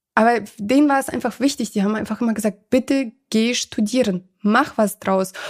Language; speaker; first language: German; early bilingual, other home language; Russian